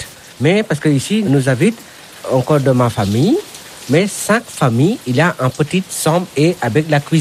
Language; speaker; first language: French; non-native, learner; Indonesian